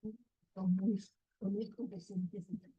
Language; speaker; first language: Spanish; non-native, fluent; English